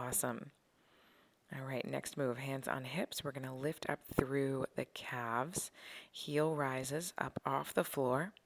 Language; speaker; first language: English; native; English